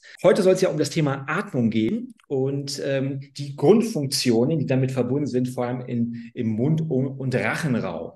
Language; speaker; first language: German; native; German